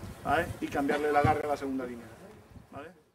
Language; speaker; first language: Spanish; native; Spanish